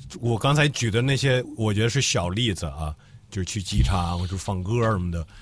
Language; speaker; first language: Chinese; non-native, fluent; English